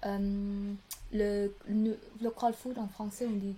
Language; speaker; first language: French; non-native, learner; Khmer